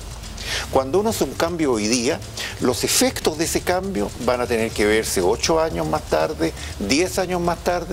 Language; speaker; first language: Spanish; native; Spanish